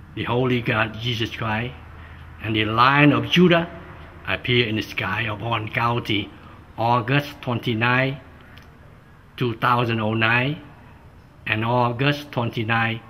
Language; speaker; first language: English; non-native, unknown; Vietnamese